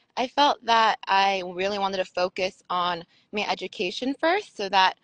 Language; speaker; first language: English; native; English